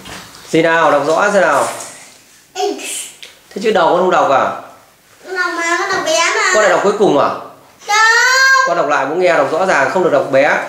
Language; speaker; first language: Vietnamese; native; Vietnamese